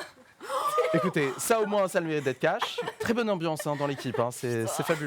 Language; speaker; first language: French; native; French